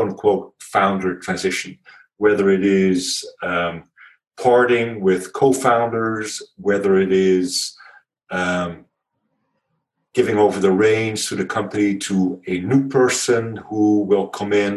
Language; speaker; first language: English; non-native, fluent; Dutch